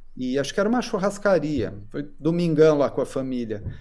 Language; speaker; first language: Portuguese; native; Portuguese